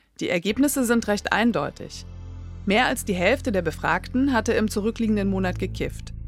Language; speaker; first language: German; native; German